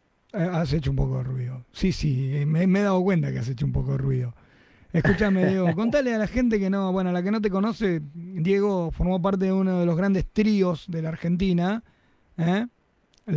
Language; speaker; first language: Spanish; native; Spanish